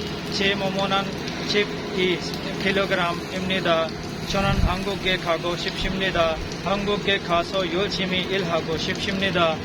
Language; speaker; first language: Korean; non-native, learner; Punjabi